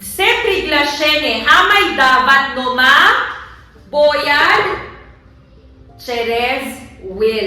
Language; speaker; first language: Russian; non-native, learner; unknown